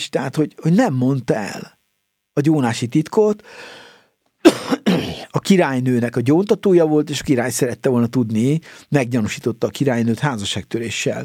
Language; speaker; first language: Hungarian; native; Hungarian